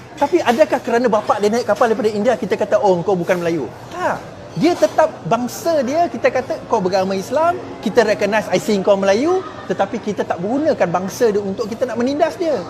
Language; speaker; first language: Malay; non-native, local second language; Chinese